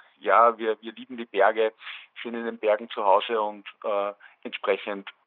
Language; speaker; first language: German; native; German